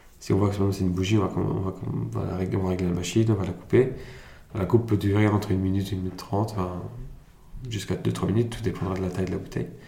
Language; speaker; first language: French; early bilingual, other home language; Italian